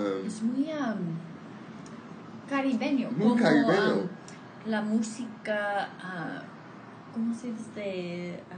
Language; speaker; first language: Spanish; non-native, fluent; English